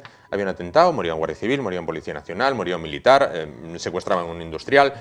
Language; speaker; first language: Spanish; native; Spanish